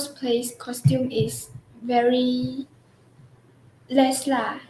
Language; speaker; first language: English; non-native, local second language; Chinese